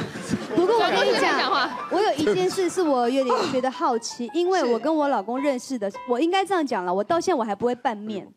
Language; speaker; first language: Chinese; native; Chinese